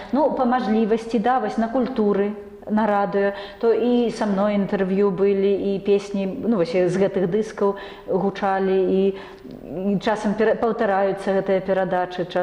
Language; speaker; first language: Belarusian; non-native, local second language; Russian